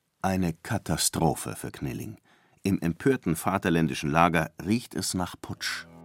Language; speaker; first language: German; native; German